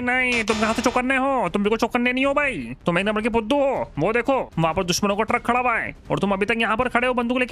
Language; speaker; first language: Hindi; native; Hindi